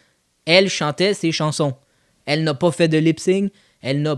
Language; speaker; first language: French; native; French